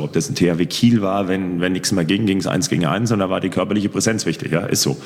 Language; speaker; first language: German; native; German